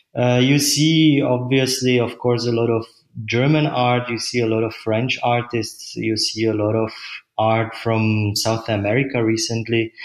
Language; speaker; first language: English; non-native, fluent; Czech